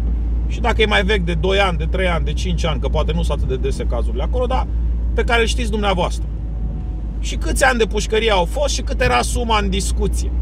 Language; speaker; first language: Romanian; native; Romanian